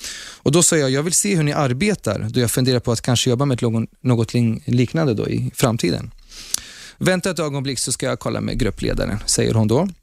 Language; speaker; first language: Swedish; early bilingual, other home language; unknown